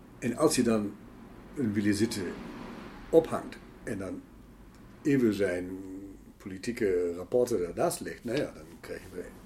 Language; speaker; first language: Dutch; non-native, fluent; German